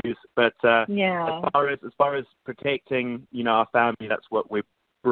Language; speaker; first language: English; native; English